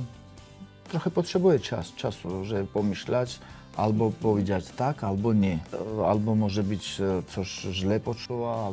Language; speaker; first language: Polish; non-native, learner; Georgian